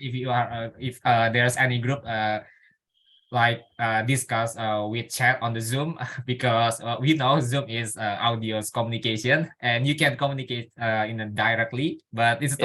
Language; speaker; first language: English; non-native, learner; Indonesian